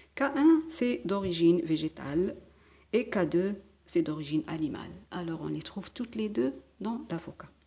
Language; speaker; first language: French; non-native, local second language; Arabic